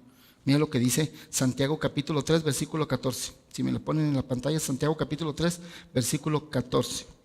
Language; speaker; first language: Spanish; native; Spanish